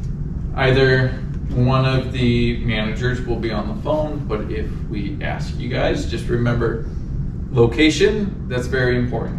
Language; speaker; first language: English; native; English